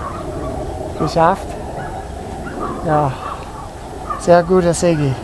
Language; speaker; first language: German; non-native, fluent; Italian